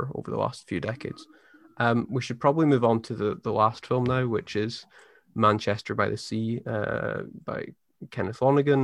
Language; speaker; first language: English; native; English